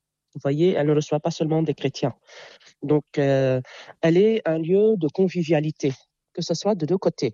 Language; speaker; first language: French; non-native, local second language; Arabic